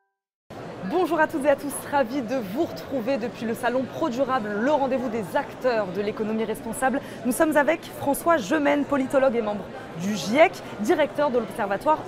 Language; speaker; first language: French; native; French